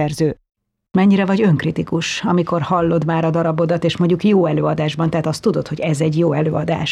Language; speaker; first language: Hungarian; native; Hungarian